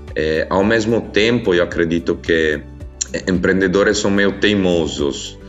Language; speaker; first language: Portuguese; non-native, fluent; Italian